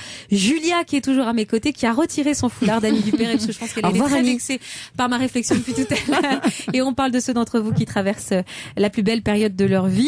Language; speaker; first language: French; native; French